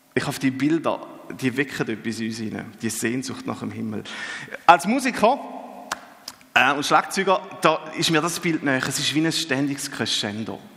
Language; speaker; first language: German; native; German